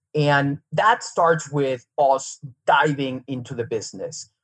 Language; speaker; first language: English; non-native, fluent; Serbian